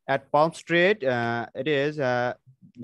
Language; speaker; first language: English; non-native, learner; Bangla